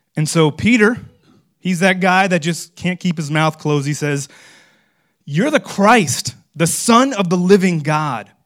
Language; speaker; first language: English; native; English